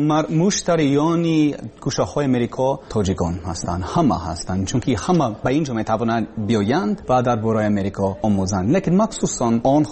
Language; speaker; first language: Persian; non-native, learner; English